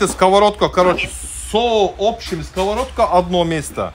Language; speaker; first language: Russian; non-native, learner; Turkish